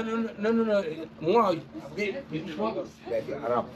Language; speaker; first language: French; non-native, learner; Arabic